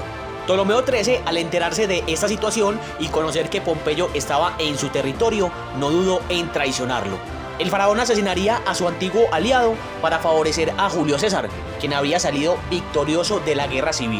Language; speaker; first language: Spanish; native; Spanish